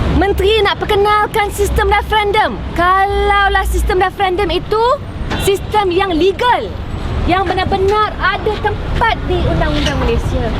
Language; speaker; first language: Malay; native; Malay